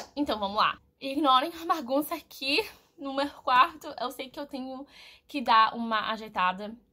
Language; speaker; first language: Portuguese; non-native, fluent; English